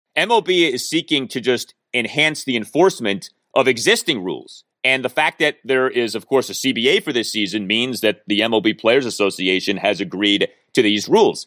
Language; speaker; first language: English; native; English